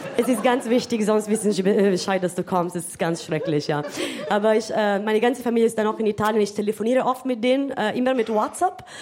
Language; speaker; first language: German; non-native, fluent; Italian